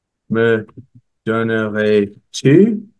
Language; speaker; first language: French; non-native, learner; English